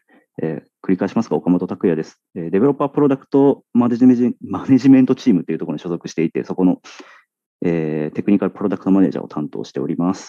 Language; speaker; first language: Japanese; native; Japanese